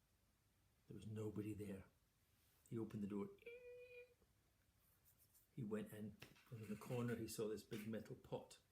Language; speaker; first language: English; native; English